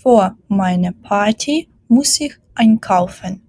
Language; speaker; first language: German; non-native, fluent; Ukrainian